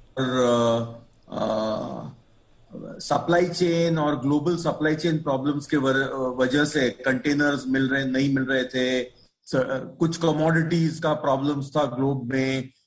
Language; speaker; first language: Hindi; non-native, local second language; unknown